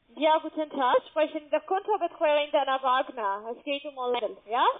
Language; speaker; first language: German; non-native, learner; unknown